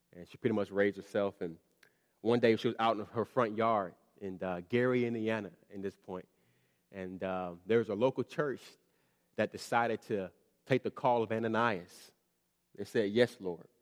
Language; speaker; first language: English; native; English